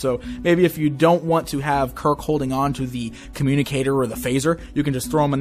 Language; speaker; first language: English; native; English